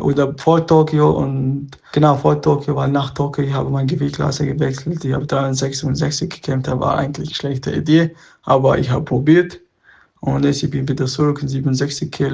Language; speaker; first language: German; non-native, learner; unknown